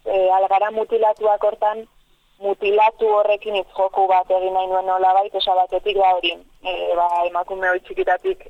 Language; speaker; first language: Basque; native; Basque